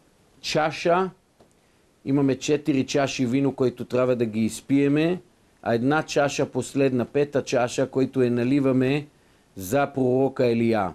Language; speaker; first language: Bulgarian; non-native, fluent; Hebrew